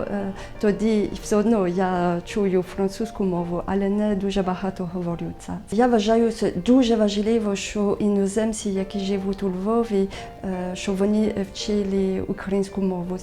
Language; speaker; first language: Ukrainian; non-native, learner; French